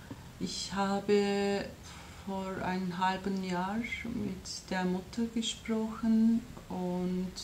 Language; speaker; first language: German; non-native, fluent; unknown